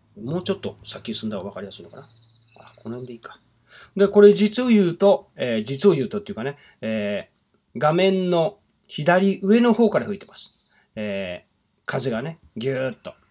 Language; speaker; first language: Japanese; native; Japanese